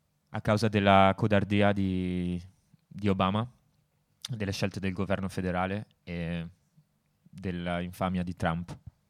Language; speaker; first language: Italian; native; Italian